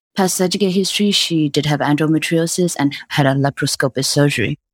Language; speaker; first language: English; non-native, fluent; Burmese